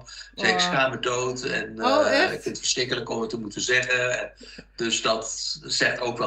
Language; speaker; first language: Dutch; native; Dutch